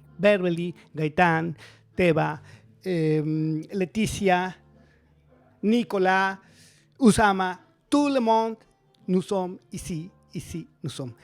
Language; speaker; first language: French; non-native, learner; Spanish